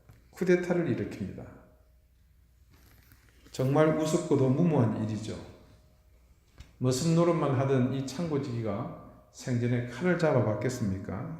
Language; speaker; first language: Korean; native; Korean